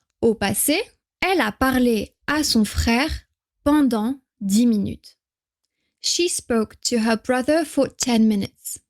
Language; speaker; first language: French; native; French